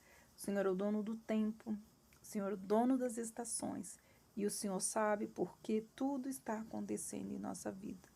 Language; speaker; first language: Portuguese; native; Portuguese